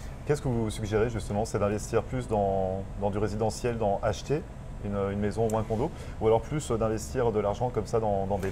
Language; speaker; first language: French; native; French